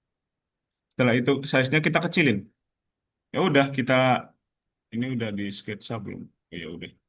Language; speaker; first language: Indonesian; native; Indonesian